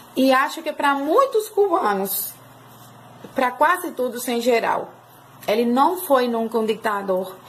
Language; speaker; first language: Portuguese; non-native, fluent; Spanish